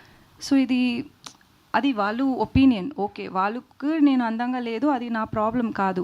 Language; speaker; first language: Telugu; non-native, learner; Tamil